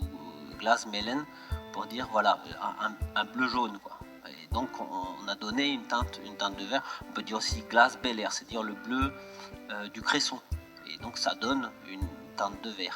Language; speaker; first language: French; native; French